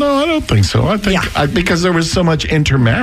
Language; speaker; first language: English; native; English